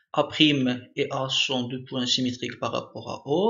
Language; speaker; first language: French; non-native, local second language; Arabic